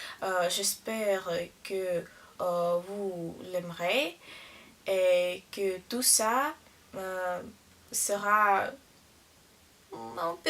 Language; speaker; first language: French; non-native, learner; Russian